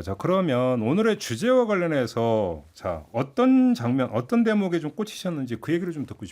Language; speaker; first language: Korean; native; Korean